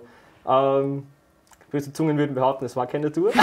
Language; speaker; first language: German; native; German